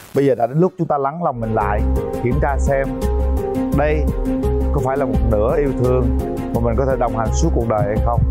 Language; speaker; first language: Vietnamese; native; Vietnamese